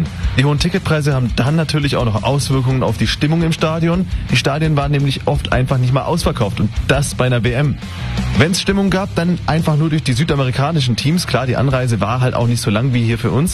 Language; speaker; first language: German; native; German